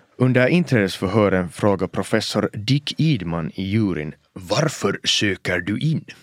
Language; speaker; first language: Swedish; native; Swedish